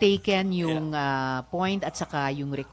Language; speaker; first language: Filipino; native; Filipino